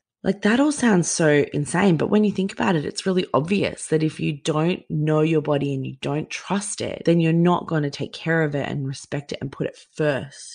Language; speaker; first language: English; native; English